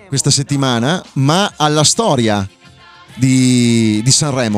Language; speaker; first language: Italian; native; Italian